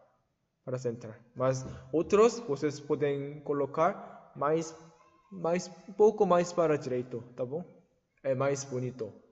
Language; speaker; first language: Portuguese; non-native, learner; Korean